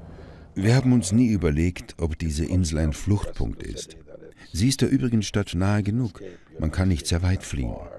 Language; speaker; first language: German; native; German